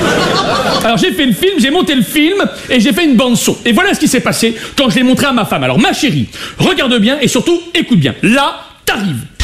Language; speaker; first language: French; native; French